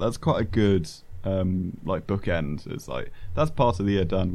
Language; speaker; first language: English; native; English